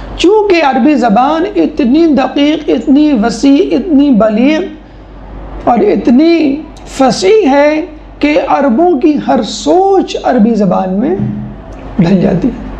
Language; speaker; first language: Urdu; native; Urdu